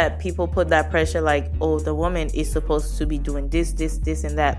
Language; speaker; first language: English; native; English